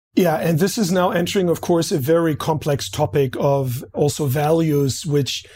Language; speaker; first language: English; non-native, fluent; German